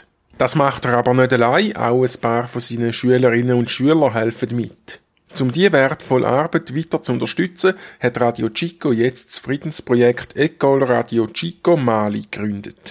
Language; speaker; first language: German; native; German